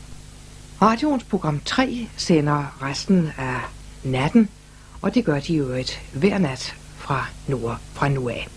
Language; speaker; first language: Danish; native; Danish